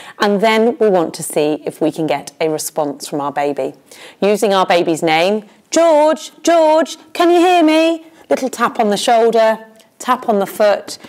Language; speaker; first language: English; native; English